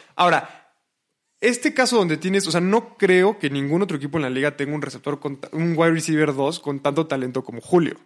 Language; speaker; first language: Spanish; native; Spanish